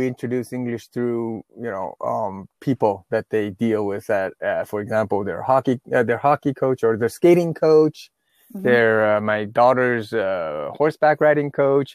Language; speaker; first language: English; non-native, fluent; Chinese